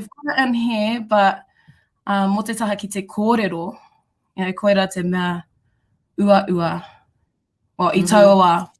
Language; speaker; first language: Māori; non-native, local second language; English